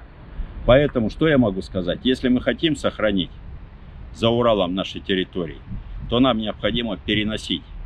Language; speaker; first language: Russian; native; Russian